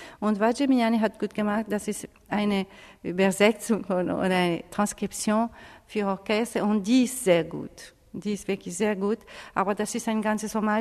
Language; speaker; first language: German; non-native, fluent; Italian